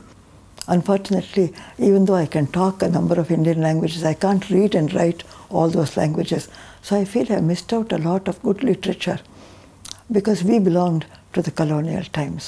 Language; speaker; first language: English; non-native, local second language; Tamil